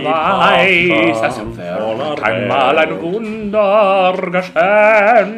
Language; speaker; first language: German; native; German